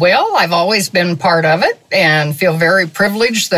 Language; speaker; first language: English; native; English